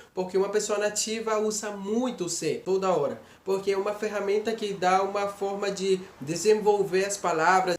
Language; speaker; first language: Portuguese; native; Portuguese